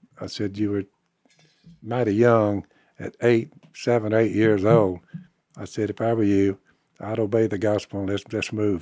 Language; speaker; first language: English; native; English